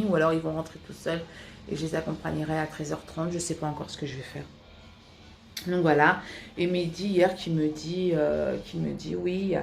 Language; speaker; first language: French; native; French